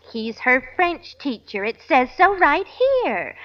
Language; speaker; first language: English; native; English